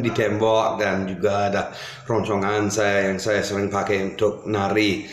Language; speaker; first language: Indonesian; non-native, fluent; English